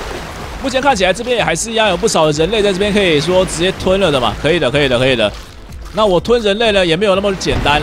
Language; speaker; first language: Chinese; native; Chinese